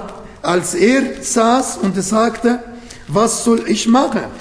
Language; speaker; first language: German; non-native, fluent; Arabic